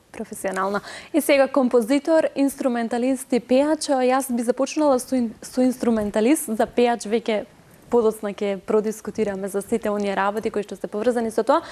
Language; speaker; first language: Macedonian; native; Macedonian